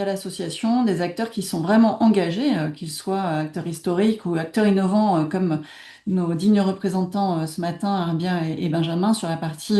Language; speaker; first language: French; native; French